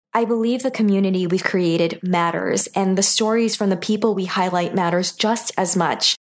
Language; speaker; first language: English; native; English